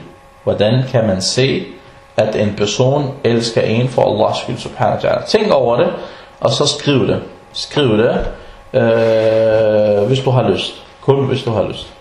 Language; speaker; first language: Danish; early bilingual, other home language; Arabic